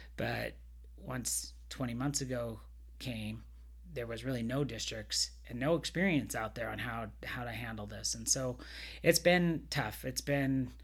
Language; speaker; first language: English; native; English